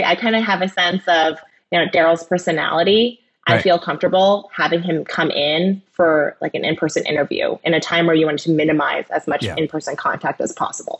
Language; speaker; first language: English; native; English